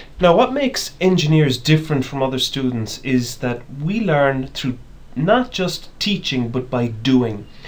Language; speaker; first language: English; native; English